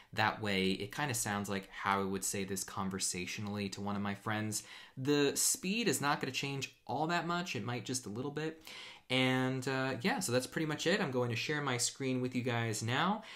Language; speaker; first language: English; native; English